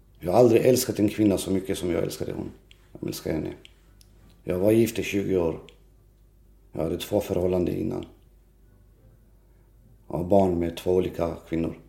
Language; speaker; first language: Swedish; non-native, local second language; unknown